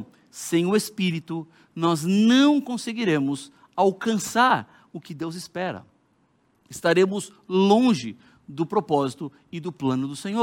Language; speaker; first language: Portuguese; native; Portuguese